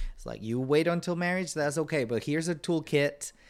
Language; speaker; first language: English; non-native, fluent; Spanish